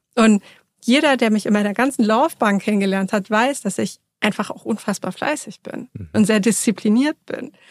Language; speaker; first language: German; early bilingual, other home language; Persian